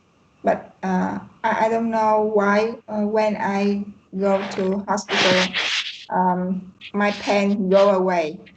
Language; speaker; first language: English; non-native, learner; Vietnamese